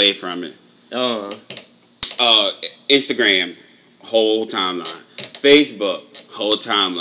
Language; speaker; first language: English; native; English